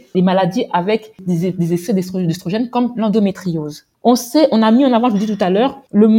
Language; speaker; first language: French; native; French